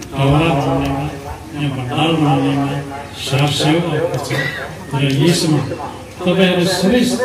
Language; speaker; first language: Nepali; non-native, local second language; Limbu